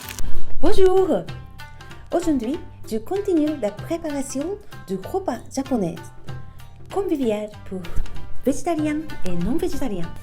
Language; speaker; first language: French; non-native, fluent; Japanese